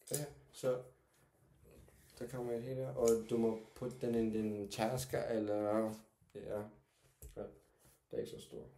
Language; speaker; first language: Danish; non-native, learner; Turkish